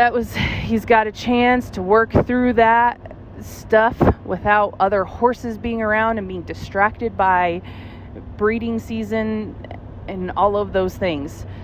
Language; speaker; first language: English; native; English